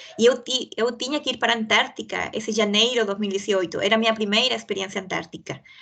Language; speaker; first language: Portuguese; non-native, fluent; Spanish